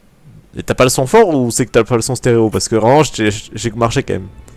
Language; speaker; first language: French; native; French